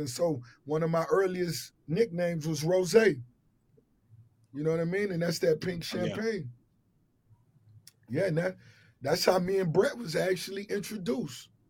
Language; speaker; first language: English; native; English